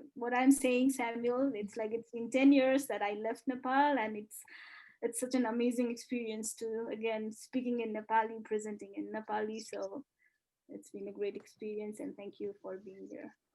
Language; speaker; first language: English; non-native, fluent; Nepali